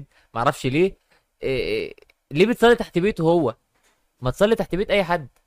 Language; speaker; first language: Arabic; native; Arabic